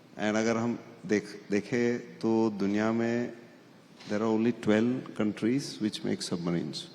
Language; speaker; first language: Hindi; non-native, local second language; Marathi